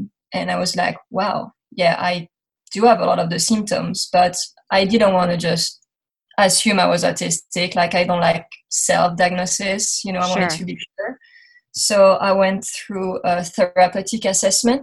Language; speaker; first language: English; non-native, fluent; French